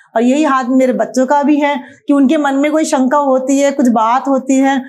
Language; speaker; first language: Hindi; native; Hindi